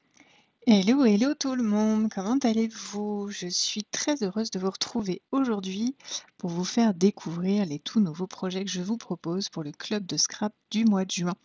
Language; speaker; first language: French; native; French